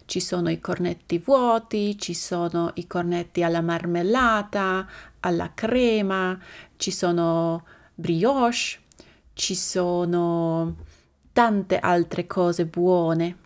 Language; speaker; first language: Italian; non-native, fluent; Slovak